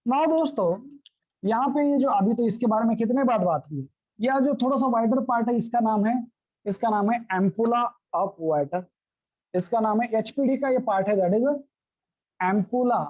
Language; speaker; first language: Hindi; non-native, local second language; Marathi